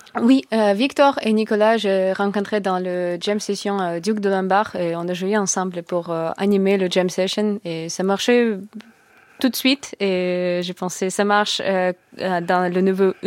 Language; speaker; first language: French; non-native, learner; Russian